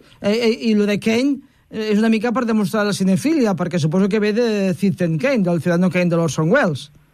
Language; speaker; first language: Catalan; native; Catalan